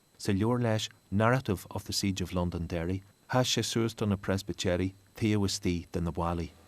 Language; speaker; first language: Irish; native; Irish